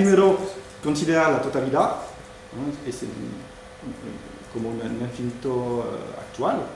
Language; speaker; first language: Spanish; non-native, fluent; French